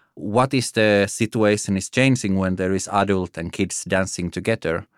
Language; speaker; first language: English; non-native, fluent; Finnish